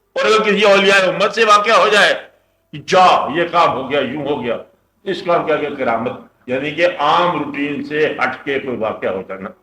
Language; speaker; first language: Urdu; non-native, local second language; Punjabi